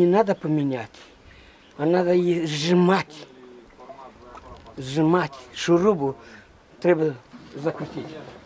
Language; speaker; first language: Russian; non-native, local second language; Romanian